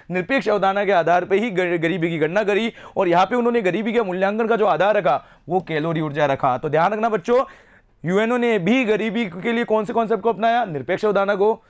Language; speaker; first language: Hindi; native; Hindi